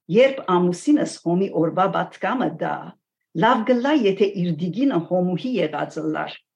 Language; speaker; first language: Armenian; native; Armenian